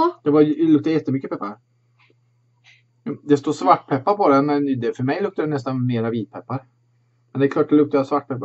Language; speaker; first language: Swedish; native; Swedish